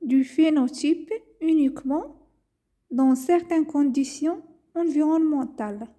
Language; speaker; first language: French; non-native, local second language; Arabic